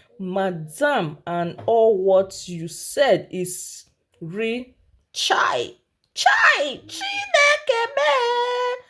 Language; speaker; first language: Nigerian Pidgin; non-native, local second language; Yoruba